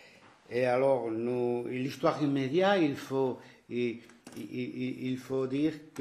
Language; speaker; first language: French; non-native, fluent; Spanish